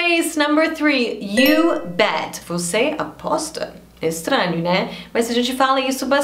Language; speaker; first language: Portuguese; non-native, fluent; English